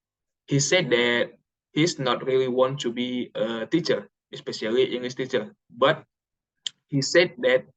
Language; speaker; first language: English; non-native, learner; Indonesian